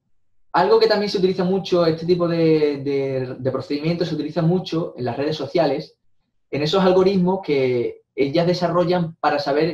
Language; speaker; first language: Spanish; native; Spanish